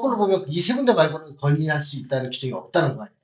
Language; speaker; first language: Korean; native; Korean